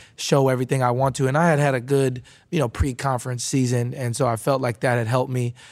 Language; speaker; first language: English; native; English